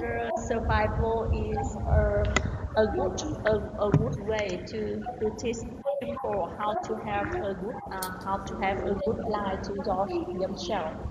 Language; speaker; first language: English; non-native, learner; Vietnamese